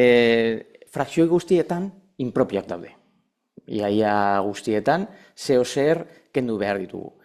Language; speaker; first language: Basque; non-native, local second language; Spanish